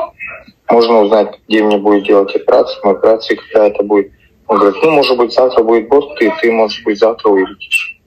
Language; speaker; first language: Russian; native; Russian